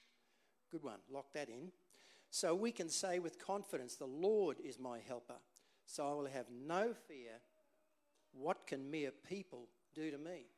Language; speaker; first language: English; native; English